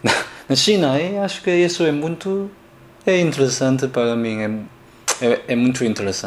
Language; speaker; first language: Portuguese; non-native, learner; Chinese